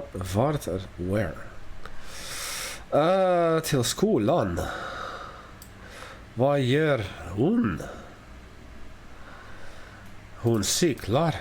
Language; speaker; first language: Swedish; non-native, learner; English